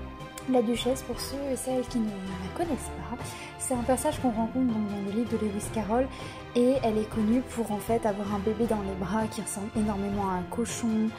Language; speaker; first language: French; native; French